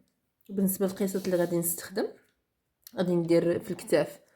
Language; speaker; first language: Arabic; native; Arabic